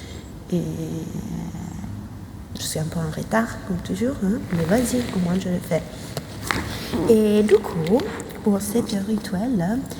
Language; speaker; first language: French; non-native, fluent; Italian